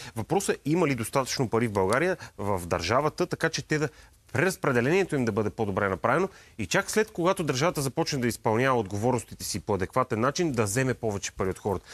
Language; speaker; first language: Bulgarian; native; Bulgarian